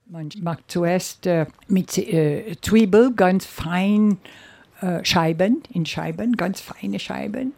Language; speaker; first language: German; non-native, learner; Seselwa Creole French